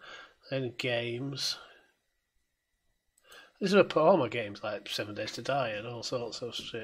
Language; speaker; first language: English; native; English